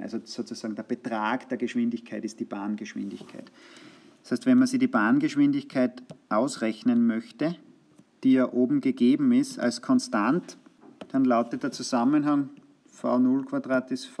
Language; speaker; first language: German; native; German